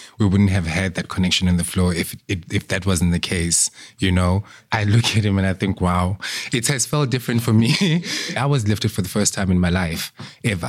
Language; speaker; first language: English; non-native, local second language; Southern Sotho